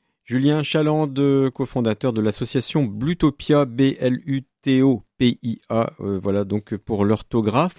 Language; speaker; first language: French; native; French